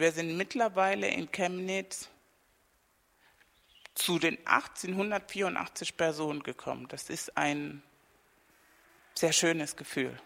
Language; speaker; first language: German; non-native, fluent; Spanish